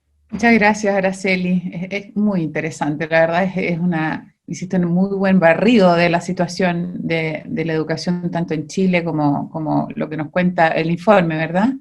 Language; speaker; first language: Spanish; native; Spanish